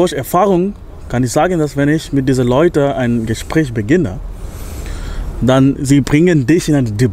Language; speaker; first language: German; non-native, fluent; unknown